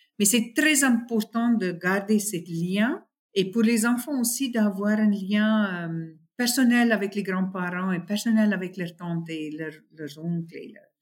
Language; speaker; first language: French; non-native, fluent; Afrikaans